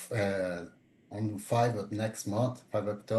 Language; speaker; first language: English; non-native, fluent; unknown